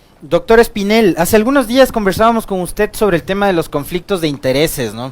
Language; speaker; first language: Spanish; native; Spanish